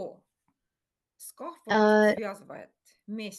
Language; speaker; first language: Russian; non-native, fluent; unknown